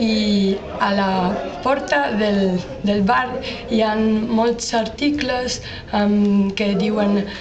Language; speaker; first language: Catalan; non-native, learner; Italian